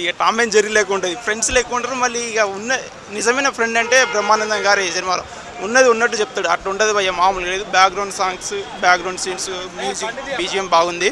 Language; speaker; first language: Telugu; native; Telugu